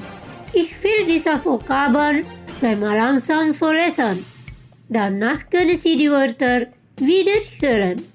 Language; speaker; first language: German; non-native, fluent; Indonesian